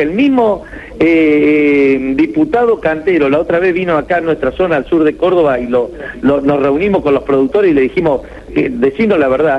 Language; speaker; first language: Spanish; native; Spanish